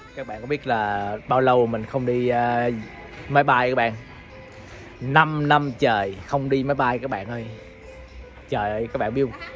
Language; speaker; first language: Vietnamese; native; Vietnamese